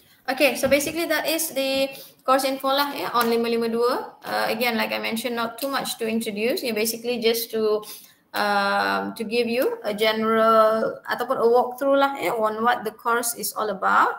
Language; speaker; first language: English; non-native, local second language; Malay